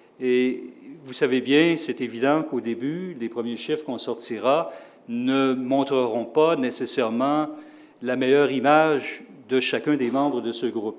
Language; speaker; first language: French; native; French